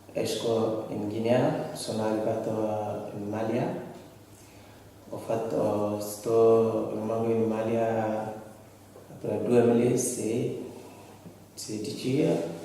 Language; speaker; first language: Italian; non-native, learner; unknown